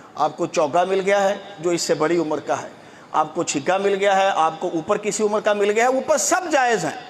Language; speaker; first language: Urdu; non-native, local second language; Punjabi